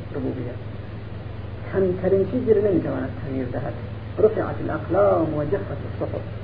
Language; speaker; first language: Persian; non-native, local second language; Central Kurdish